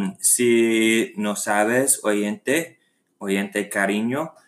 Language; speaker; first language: Spanish; non-native, learner; English